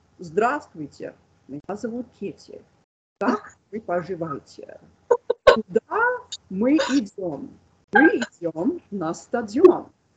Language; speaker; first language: Russian; non-native, fluent; English